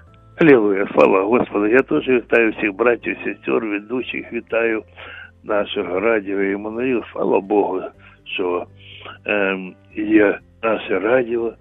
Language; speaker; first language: Ukrainian; non-native, local second language; Russian